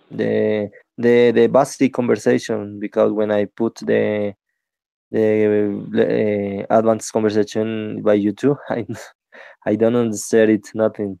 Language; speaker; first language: English; non-native, learner; Spanish